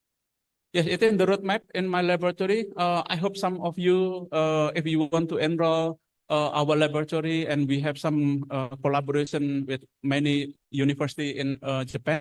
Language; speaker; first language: English; non-native, fluent; Indonesian